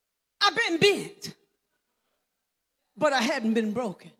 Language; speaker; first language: English; native; English